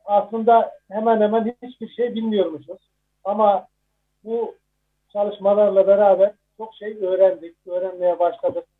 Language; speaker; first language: Turkish; native; Turkish